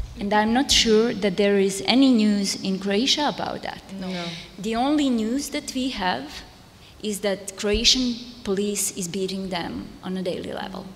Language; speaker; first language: English; non-native, fluent; Serbian